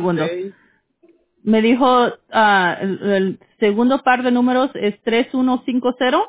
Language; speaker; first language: Spanish; early bilingual, heritage; Spanish